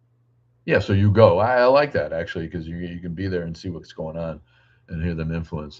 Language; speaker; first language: English; native; English